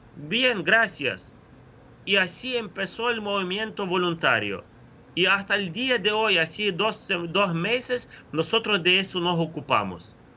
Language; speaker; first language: Spanish; non-native, fluent; Ukrainian